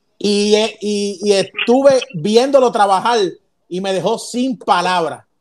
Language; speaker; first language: Spanish; native; Spanish